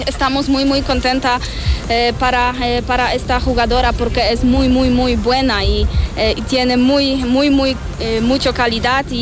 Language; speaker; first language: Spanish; non-native, learner; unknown